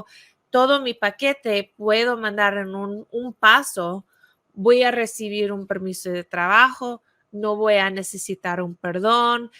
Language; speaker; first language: Spanish; non-native, fluent; English